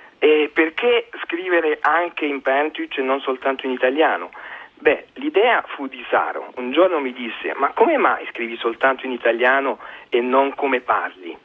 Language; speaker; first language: Italian; early bilingual, heritage; Italian